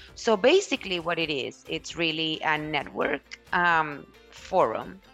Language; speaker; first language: English; non-native, fluent; Spanish